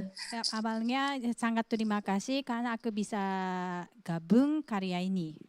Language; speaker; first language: Indonesian; non-native, fluent; Japanese